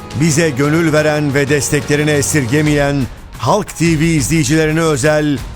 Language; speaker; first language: Turkish; native; Turkish